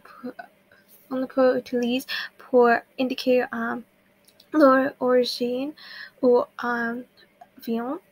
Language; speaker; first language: French; non-native, learner; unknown